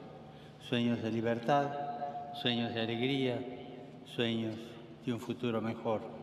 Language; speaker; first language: Spanish; native; Spanish